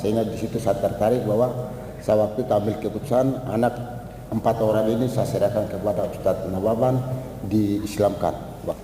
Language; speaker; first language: Indonesian; non-native, local second language; Tetum